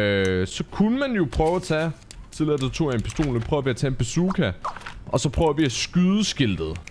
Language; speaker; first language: Danish; native; Danish